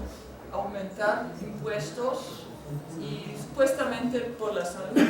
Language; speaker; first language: Spanish; non-native, fluent; German